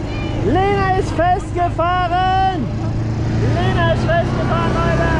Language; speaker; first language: German; native; German